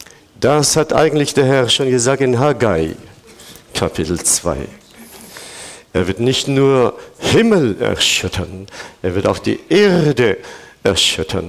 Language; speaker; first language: German; non-native, fluent; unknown